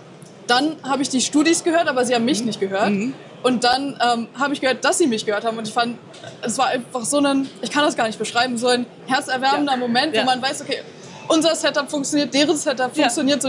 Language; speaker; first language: German; native; German